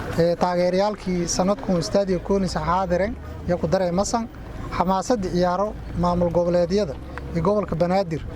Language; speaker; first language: Somali; non-native, local second language; Maay